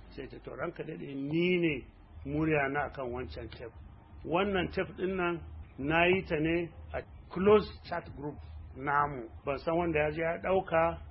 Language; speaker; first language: Hausa; non-native, local second language; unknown